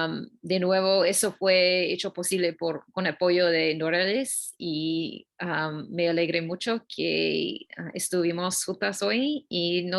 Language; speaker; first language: Spanish; non-native, learner; English